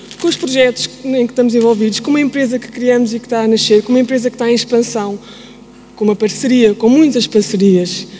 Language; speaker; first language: Portuguese; early bilingual, heritage; Portuguese